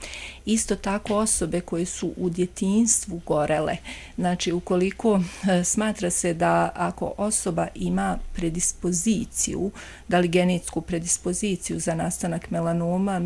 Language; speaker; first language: Croatian; native; Croatian